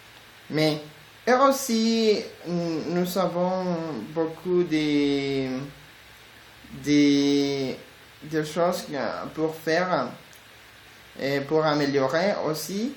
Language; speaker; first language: French; non-native, learner; Spanish